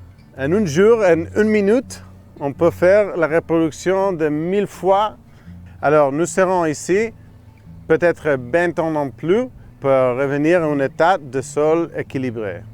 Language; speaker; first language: French; non-native, fluent; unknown